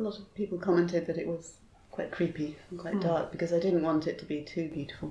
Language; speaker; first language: English; native; English